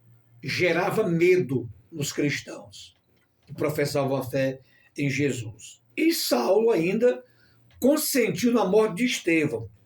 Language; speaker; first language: Portuguese; native; Portuguese